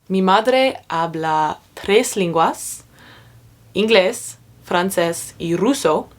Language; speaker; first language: Spanish; non-native, learner; English